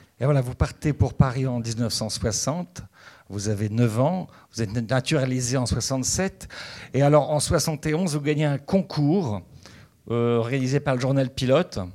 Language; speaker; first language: French; native; French